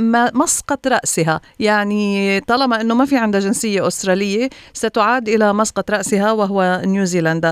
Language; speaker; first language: Arabic; native; Arabic